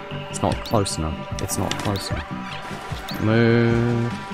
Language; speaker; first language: English; native; English